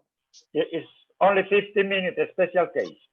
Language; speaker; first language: English; non-native, learner; Spanish